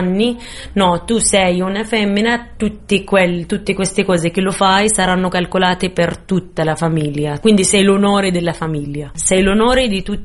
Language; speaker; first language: Italian; non-native, fluent; Arabic